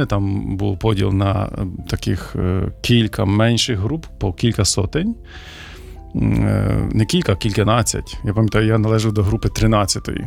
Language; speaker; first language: Ukrainian; native; Ukrainian